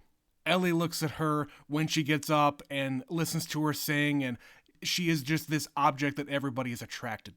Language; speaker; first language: English; native; English